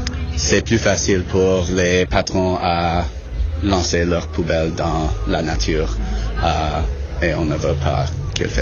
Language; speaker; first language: French; non-native, local second language; English